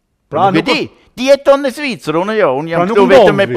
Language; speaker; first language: Albanian; non-native, learner; German